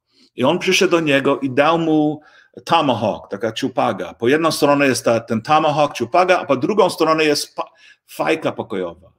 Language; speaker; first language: Polish; early bilingual, heritage; English